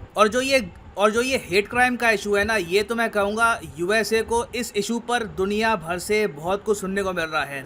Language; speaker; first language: Hindi; native; Hindi